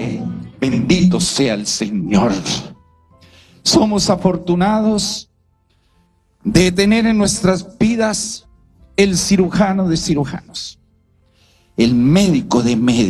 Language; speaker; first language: Spanish; native; Spanish